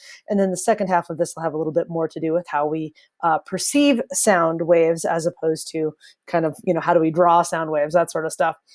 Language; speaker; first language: English; native; English